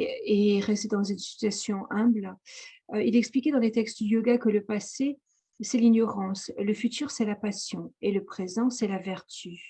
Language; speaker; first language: French; native; French